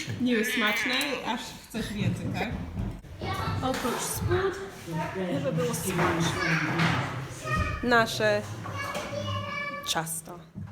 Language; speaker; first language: Polish; non-native, learner; English